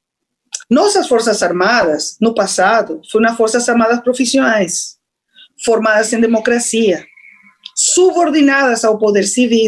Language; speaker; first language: Portuguese; non-native, fluent; Spanish